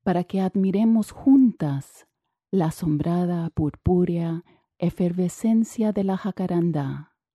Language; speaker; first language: Spanish; early bilingual, other home language; English